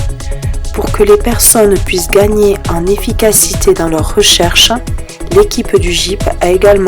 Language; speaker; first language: French; native; French